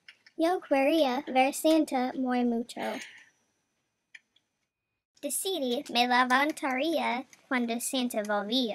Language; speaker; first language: Spanish; non-native, learner; English